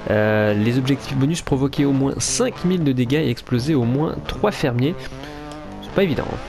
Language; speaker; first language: French; native; French